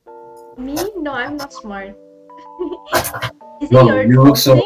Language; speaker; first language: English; non-native, learner; Indonesian